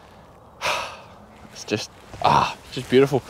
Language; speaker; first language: English; native; English